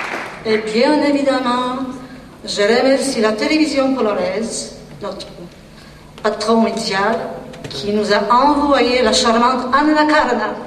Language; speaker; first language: French; non-native, fluent; Polish